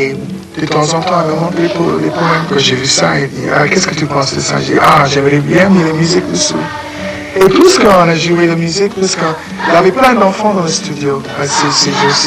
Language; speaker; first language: French; non-native, fluent; English